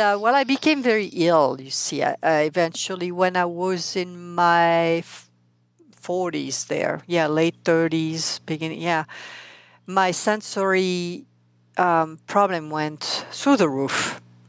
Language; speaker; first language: English; non-native, fluent; French